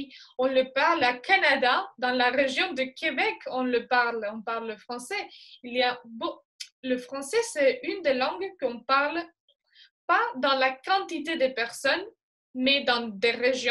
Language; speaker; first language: French; non-native, fluent; Spanish